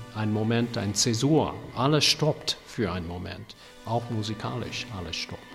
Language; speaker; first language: German; non-native, fluent; English